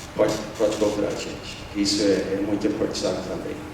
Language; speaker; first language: Portuguese; non-native, fluent; English